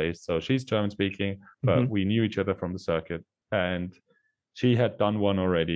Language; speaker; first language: English; non-native, fluent; German